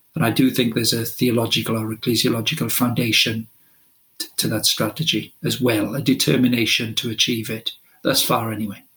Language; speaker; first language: English; non-native, local second language; Welsh